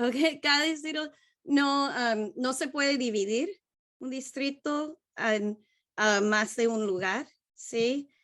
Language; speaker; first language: Spanish; non-native, learner; English